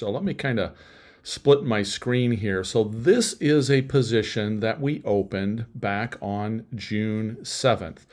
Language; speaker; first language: English; native; English